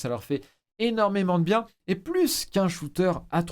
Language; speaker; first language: French; native; French